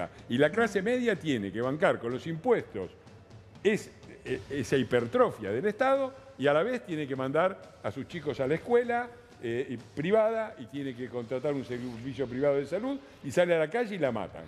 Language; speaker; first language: Spanish; native; Spanish